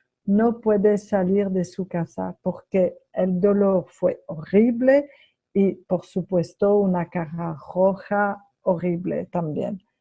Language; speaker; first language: Spanish; non-native, fluent; French